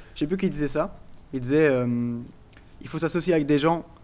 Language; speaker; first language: French; non-native, fluent; Portuguese